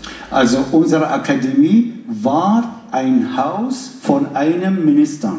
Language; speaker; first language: German; non-native, fluent; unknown